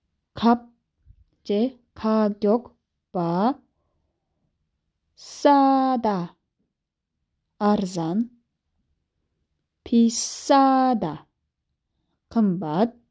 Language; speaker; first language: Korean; non-native, fluent; Kyrgyz